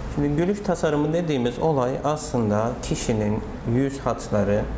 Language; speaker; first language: Turkish; native; Turkish